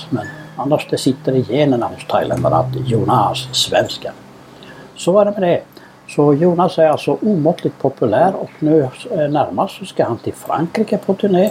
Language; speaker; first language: Swedish; native; Swedish